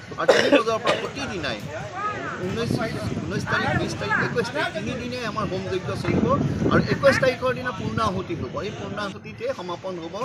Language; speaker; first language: Assamese; native; Assamese